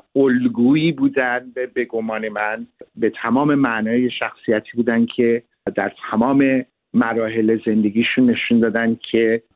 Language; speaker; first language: Persian; early bilingual, other home language; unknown